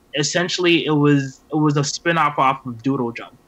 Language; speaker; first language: English; native; English